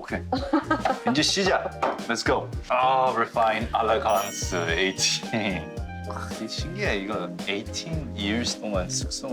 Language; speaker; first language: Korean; early bilingual, heritage; English